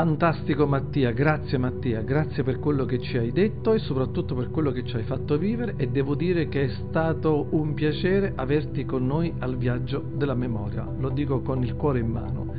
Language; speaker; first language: Italian; native; Italian